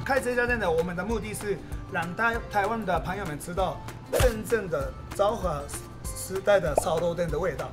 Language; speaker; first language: Chinese; non-native, fluent; Japanese